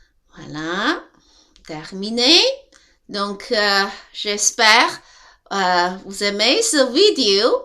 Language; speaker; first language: French; non-native, learner; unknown